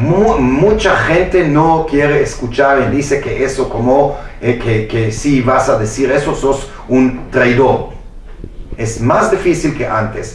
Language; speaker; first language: Spanish; non-native, fluent; Hebrew